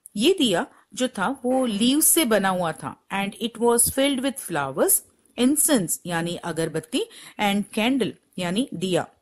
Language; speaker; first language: Hindi; non-native, local second language; Gujarati